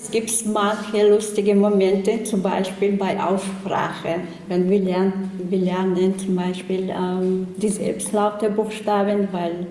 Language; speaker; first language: German; non-native, learner; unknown